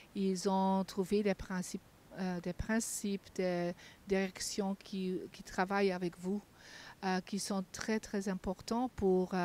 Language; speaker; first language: French; non-native, fluent; Dutch